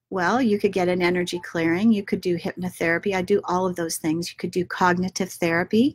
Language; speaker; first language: English; native; English